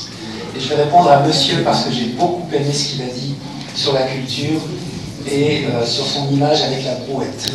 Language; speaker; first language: French; native; French